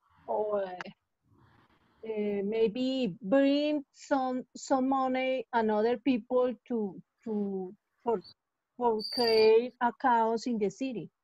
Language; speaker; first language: English; non-native, learner; Spanish